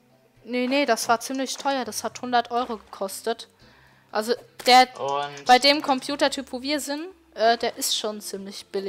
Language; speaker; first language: German; native; German